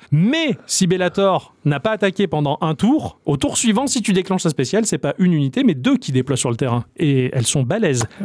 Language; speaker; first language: French; native; French